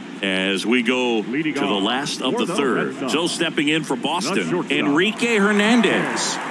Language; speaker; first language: English; native; English